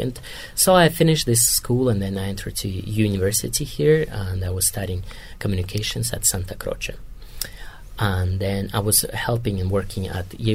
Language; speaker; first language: English; non-native, fluent; Kazakh